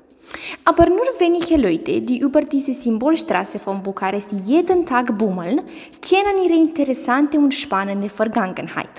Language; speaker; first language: German; non-native, learner; Romanian